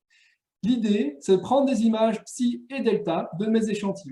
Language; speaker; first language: French; native; French